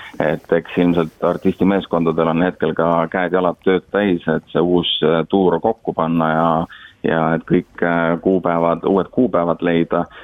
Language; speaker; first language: Estonian; native; Estonian